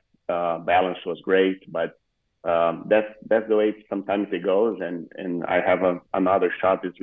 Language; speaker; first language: English; non-native, fluent; Portuguese